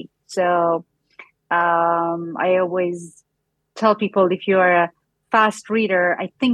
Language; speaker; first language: English; non-native, fluent; Persian